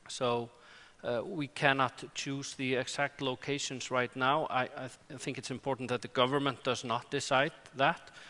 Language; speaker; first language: English; non-native, fluent; Icelandic